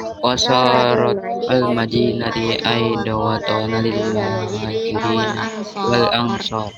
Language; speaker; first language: Arabic; non-native, learner; Indonesian